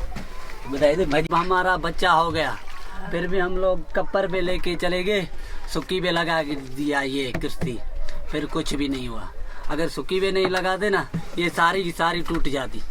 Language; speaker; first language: Hindi; non-native, local second language; Sindhi